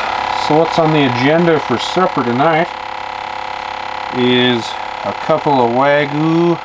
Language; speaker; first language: English; native; English